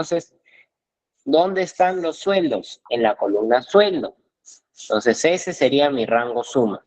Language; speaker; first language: Spanish; native; Spanish